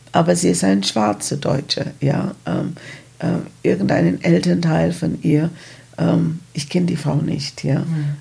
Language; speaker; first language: German; non-native, fluent; English